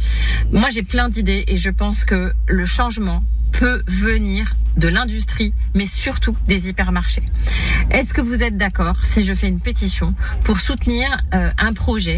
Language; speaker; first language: French; native; French